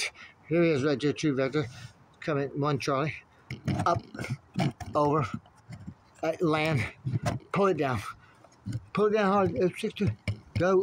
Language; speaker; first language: English; native; English